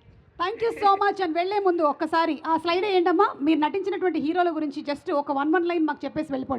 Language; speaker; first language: Telugu; native; Telugu